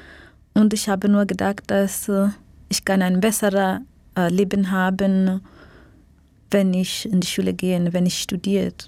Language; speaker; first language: German; non-native, fluent; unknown